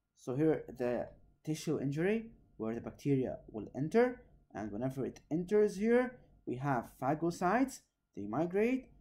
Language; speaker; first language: English; non-native, local second language; Arabic